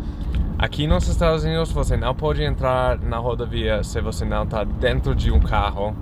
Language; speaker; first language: Portuguese; non-native, fluent; English